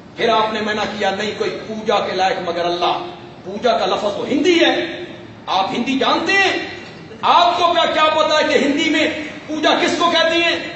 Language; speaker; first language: Urdu; non-native, local second language; Punjabi